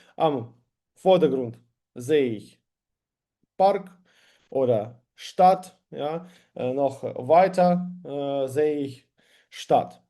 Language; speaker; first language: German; non-native, learner; Ukrainian